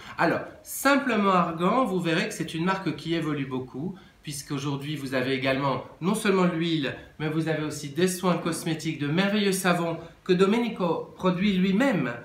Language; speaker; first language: French; native; French